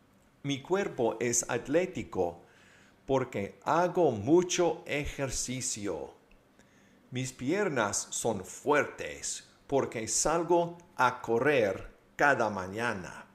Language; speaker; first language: Spanish; non-native, fluent; English